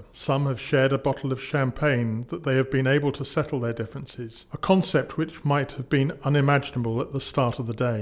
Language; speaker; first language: English; native; English